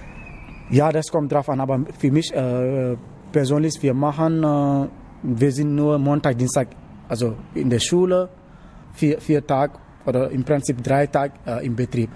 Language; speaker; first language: German; non-native, learner; Wolof